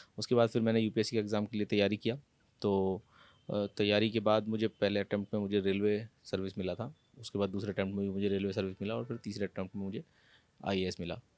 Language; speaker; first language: Hindi; native; Hindi